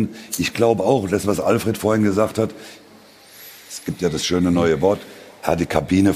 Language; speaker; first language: German; native; German